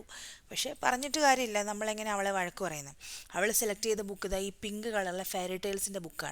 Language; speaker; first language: Malayalam; native; Malayalam